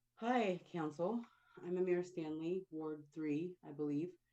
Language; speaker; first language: English; native; English